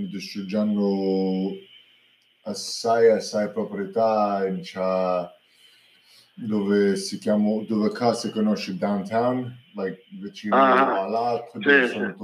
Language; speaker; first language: Italian; early bilingual, heritage; English